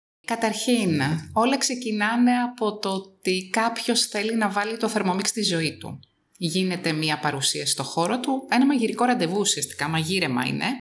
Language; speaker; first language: Greek; native; Greek